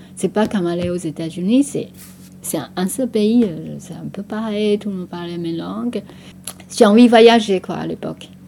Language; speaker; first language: French; non-native, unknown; Min Nan Chinese